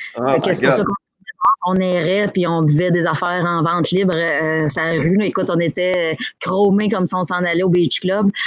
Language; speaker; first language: French; native; French